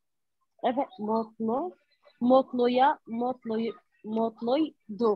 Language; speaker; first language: Turkish; non-native, learner; Arabic